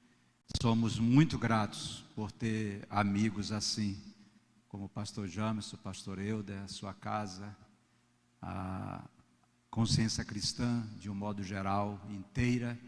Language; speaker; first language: Portuguese; native; Portuguese